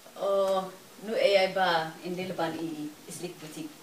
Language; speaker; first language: Danish; non-native, learner; Somali